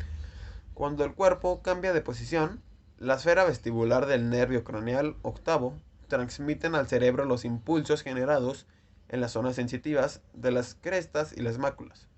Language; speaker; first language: Spanish; native; Spanish